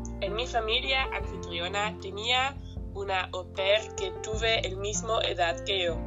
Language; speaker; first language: Spanish; non-native, learner; German